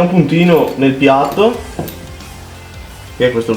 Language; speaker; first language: Italian; native; Italian